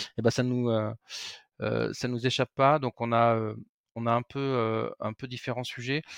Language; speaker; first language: French; native; French